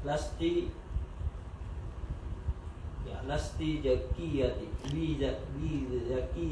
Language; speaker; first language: Arabic; non-native, learner; Indonesian